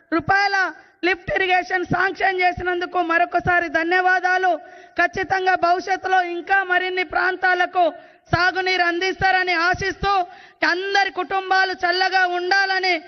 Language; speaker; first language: Telugu; native; Telugu